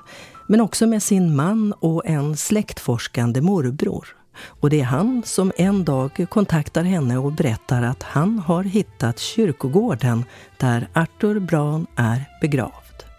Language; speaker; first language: Swedish; native; Swedish